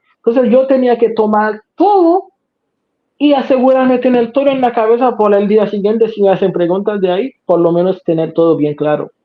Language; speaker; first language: Spanish; non-native, fluent; Haitian Creole